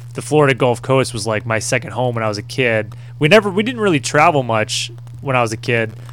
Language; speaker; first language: English; native; English